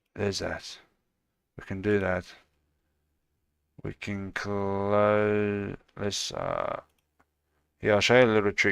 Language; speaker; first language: English; native; English